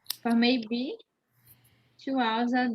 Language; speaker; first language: English; non-native, learner; Portuguese